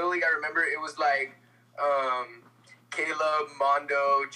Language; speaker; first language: English; native; English